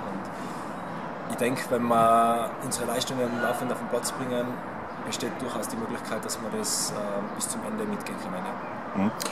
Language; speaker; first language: German; native; German